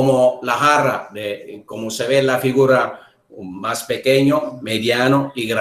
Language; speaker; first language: Spanish; non-native, learner; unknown